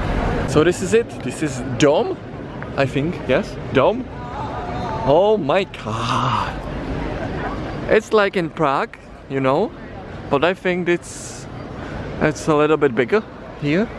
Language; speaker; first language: English; non-native, learner; Czech